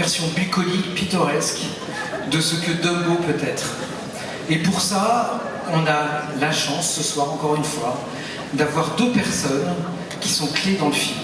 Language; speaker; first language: French; native; French